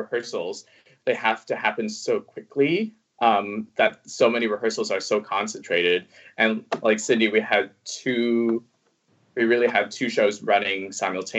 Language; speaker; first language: English; non-native, fluent; Cantonese